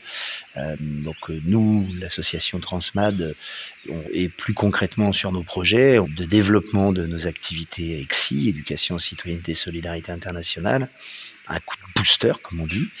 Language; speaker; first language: French; native; French